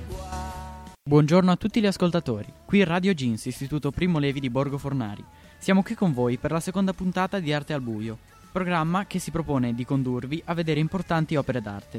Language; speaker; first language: Italian; native; Italian